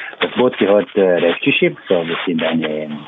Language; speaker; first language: German; non-native, learner; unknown